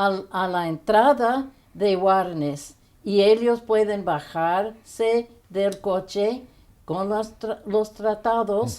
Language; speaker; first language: Spanish; non-native, fluent; English